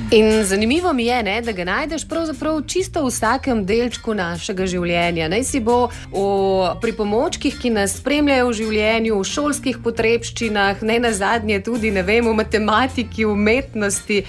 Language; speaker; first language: Slovenian; native; Slovenian